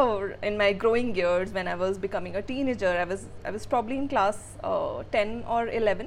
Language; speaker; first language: English; non-native, local second language; Hindi